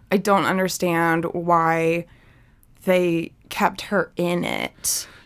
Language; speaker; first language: English; native; English